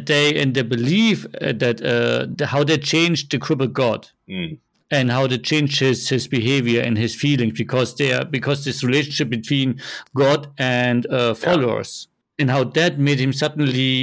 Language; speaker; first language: English; non-native, fluent; German